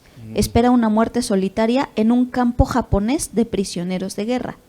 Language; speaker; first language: Spanish; native; Spanish